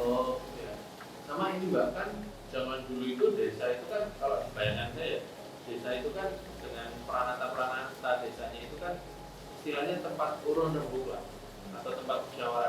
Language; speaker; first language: Indonesian; native; Indonesian